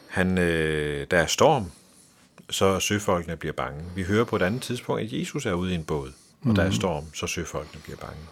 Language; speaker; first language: Danish; native; Danish